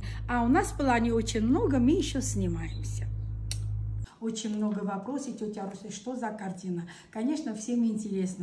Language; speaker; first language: Russian; non-native, local second language; Armenian